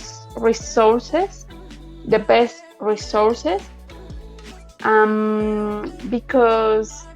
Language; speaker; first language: English; non-native, learner; Spanish